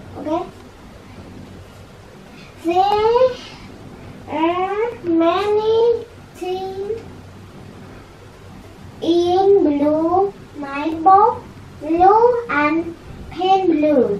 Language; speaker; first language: English; non-native, learner; Vietnamese